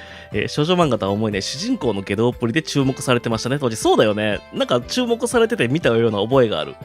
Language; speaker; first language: Japanese; native; Japanese